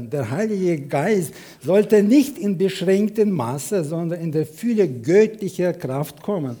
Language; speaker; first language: German; non-native, fluent; Russian